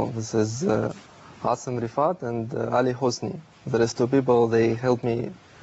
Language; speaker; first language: English; non-native, learner; Russian